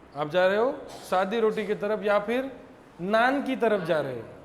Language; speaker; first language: Hindi; non-native, local second language; Marathi